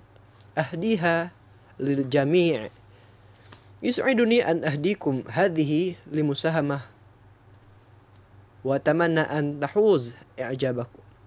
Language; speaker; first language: Arabic; non-native, fluent; Indonesian